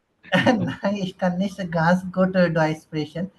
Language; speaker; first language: German; non-native, learner; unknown